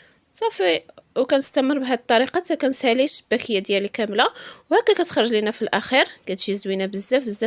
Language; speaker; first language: Arabic; native; Arabic